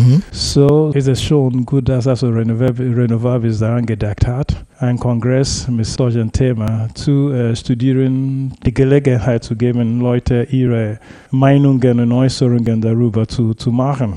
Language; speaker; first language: German; non-native, fluent; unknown